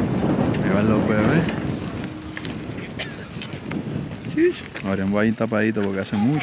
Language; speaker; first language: Spanish; native; Spanish